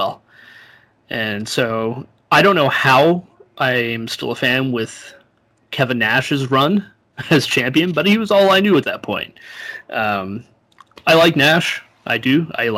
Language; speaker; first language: English; native; English